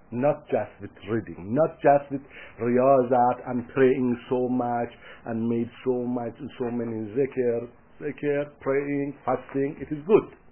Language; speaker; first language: English; non-native, fluent; Persian